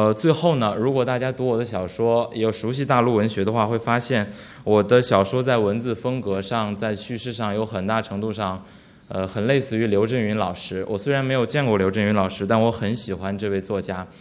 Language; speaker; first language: Chinese; native; Chinese